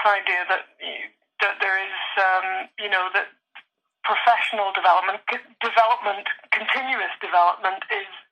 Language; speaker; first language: English; native; English